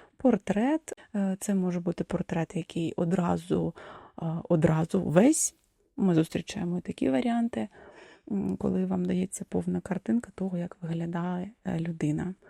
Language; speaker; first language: Ukrainian; non-native, local second language; Russian